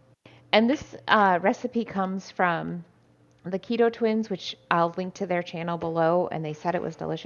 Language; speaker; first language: English; native; English